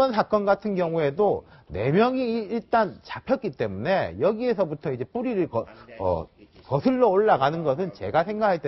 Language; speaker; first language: Korean; native; Korean